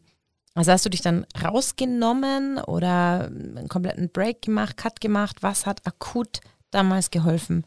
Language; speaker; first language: German; native; German